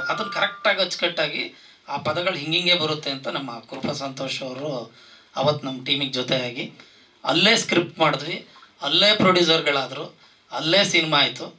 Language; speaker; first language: Kannada; native; Kannada